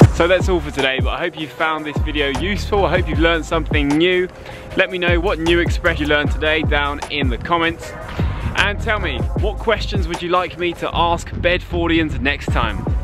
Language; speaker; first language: English; native; English